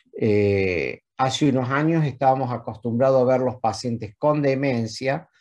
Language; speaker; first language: Spanish; native; Spanish